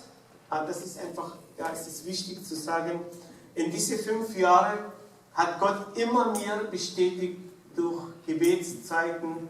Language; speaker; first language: German; non-native, fluent; Arabic